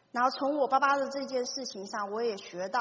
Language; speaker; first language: Chinese; native; Chinese